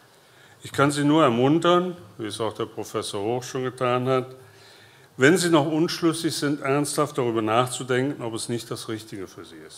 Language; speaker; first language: German; native; German